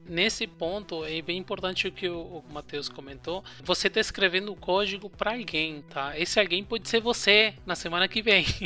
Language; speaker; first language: Portuguese; non-native, fluent; Spanish